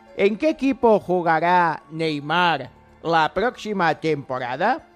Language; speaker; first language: Spanish; non-native, fluent; English